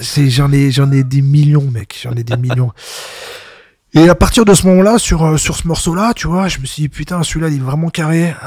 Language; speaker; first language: French; native; French